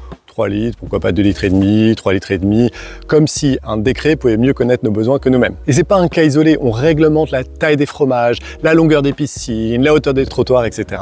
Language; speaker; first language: French; native; French